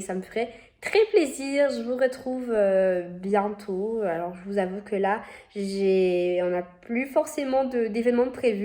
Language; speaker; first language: French; native; French